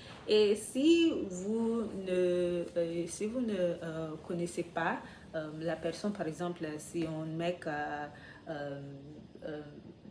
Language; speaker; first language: French; non-native, learner; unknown